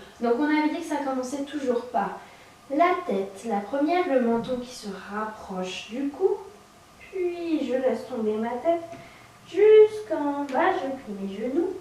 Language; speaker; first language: French; native; French